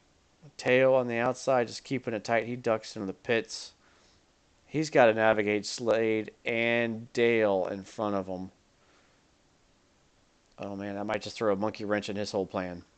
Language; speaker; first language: English; native; English